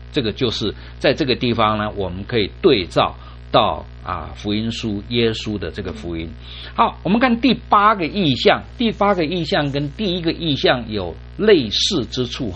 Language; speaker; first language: Chinese; native; Chinese